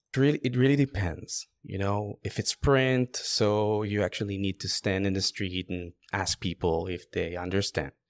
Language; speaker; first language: English; non-native, fluent; Hebrew